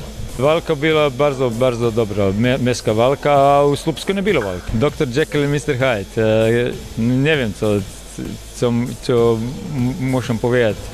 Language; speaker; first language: Polish; non-native, fluent; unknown